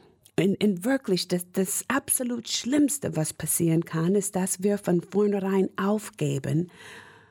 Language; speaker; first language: German; non-native, fluent; English